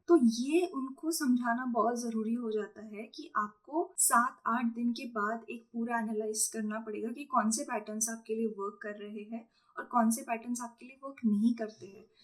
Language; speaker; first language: Hindi; non-native, local second language; Marathi